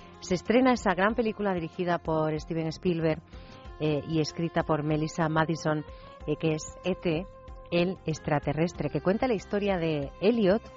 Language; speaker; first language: Spanish; native; Spanish